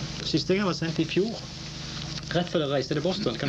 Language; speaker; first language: Norwegian; native; Norwegian